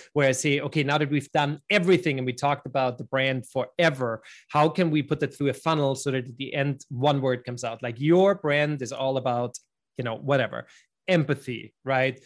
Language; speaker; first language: English; non-native, fluent; German